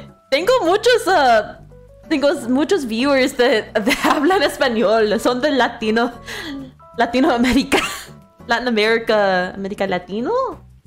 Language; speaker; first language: Spanish; non-native, learner; English